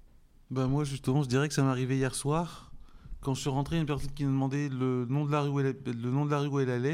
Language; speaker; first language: French; native; French